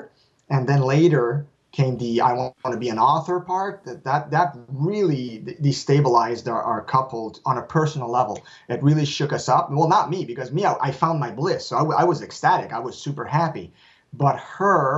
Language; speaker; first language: English; non-native, fluent; French